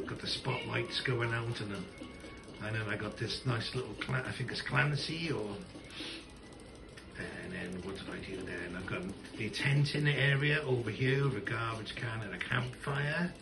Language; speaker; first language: English; native; English